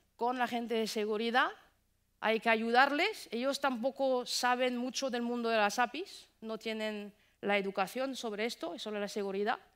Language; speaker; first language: Spanish; non-native, fluent; French